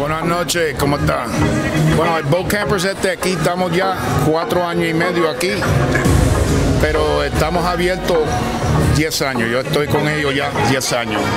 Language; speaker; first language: Spanish; early bilingual, heritage; Spanish